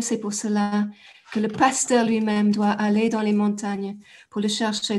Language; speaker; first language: French; non-native, fluent; English